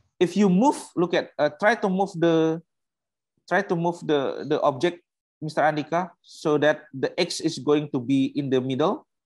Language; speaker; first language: English; non-native, learner; Indonesian